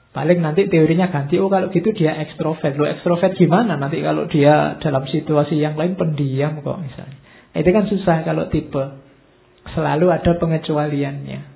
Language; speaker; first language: Indonesian; non-native, local second language; Javanese